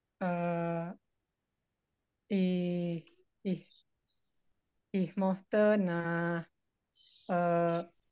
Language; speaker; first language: German; non-native, learner; Indonesian